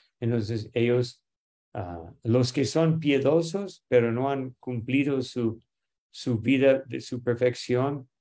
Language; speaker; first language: Spanish; non-native, fluent; English